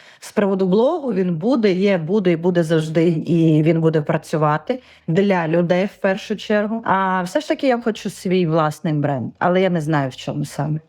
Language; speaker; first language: Ukrainian; non-native, local second language; Russian